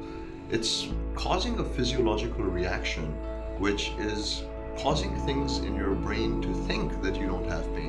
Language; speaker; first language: English; native; English